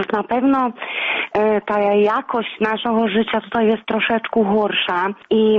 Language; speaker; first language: Polish; non-native, local second language; Belarusian